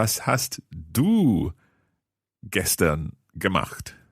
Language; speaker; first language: German; non-native, learner; English